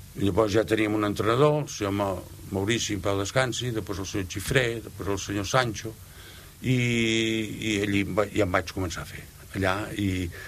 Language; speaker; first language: Catalan; native; Catalan